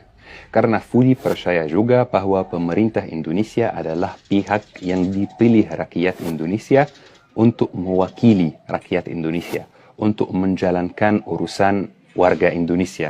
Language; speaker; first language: Indonesian; non-native, fluent; Arabic